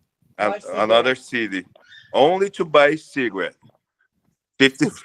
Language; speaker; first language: English; non-native, learner; Portuguese